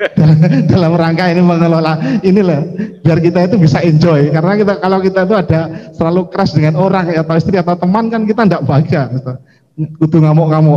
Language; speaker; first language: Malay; non-native, local second language; Javanese